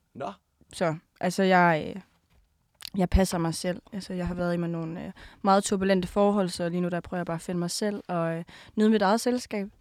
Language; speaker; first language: Danish; native; Danish